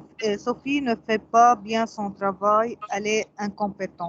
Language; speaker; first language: French; non-native, learner; Arabic